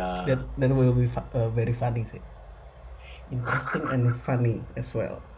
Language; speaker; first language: English; non-native, learner; Indonesian